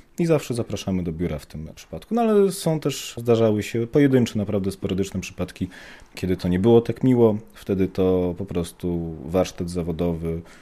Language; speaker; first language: Polish; native; Polish